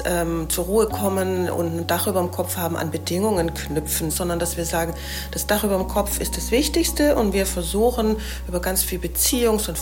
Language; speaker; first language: German; native; German